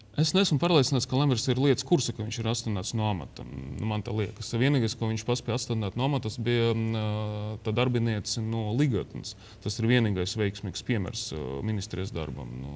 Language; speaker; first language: Latvian; non-native, local second language; Russian